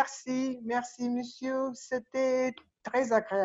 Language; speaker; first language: French; non-native, learner; Russian